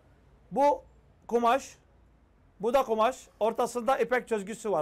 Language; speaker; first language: Turkish; native; Turkish